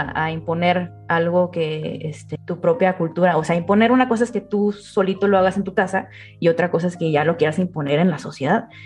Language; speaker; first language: Spanish; native; Spanish